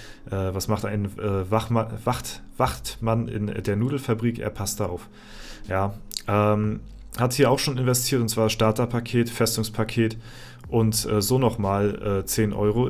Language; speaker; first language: German; native; German